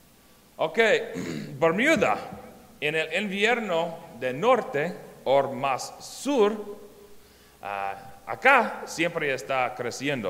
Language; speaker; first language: Spanish; non-native, learner; English